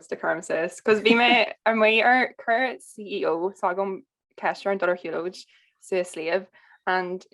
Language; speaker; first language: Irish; non-native, local second language; English